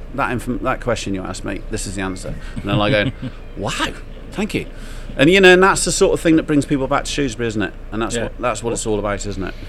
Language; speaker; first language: English; native; English